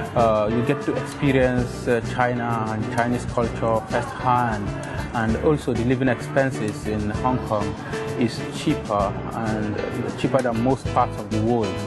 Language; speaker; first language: English; non-native, local second language; Hausa